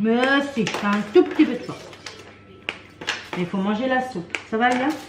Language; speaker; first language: French; native; French